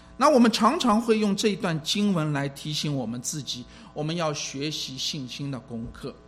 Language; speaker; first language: Chinese; native; Chinese